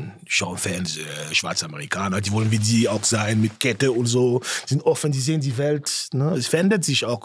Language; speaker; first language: German; non-native, fluent; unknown